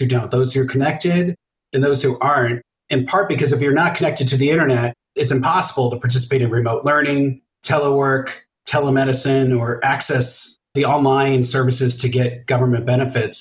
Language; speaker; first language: English; native; English